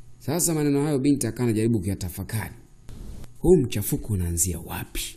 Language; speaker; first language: Swahili; native; Swahili